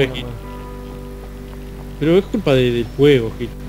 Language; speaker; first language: Spanish; native; Spanish